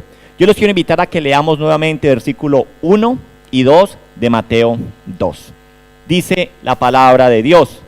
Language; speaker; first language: Spanish; native; Spanish